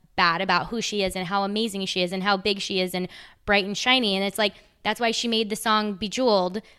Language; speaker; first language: English; native; English